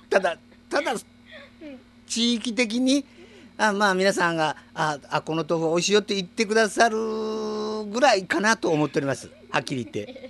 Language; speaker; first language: Japanese; native; Japanese